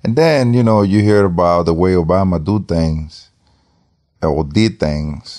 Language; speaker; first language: English; non-native, fluent; Spanish